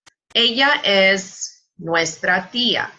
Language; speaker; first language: Spanish; non-native, fluent; English